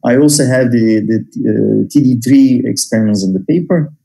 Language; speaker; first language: English; non-native, fluent; Turkish